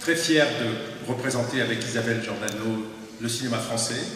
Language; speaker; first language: French; native; French